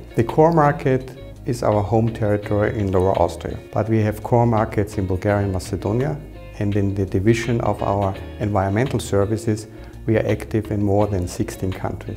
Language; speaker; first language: English; non-native, fluent; German